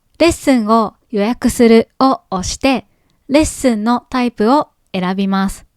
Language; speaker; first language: Japanese; native; Japanese